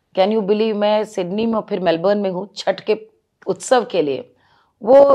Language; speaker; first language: Hindi; native; Hindi